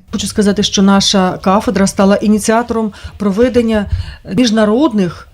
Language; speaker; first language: Ukrainian; native; Ukrainian